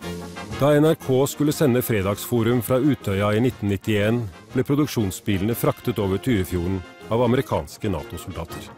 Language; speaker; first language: Norwegian; native; Norwegian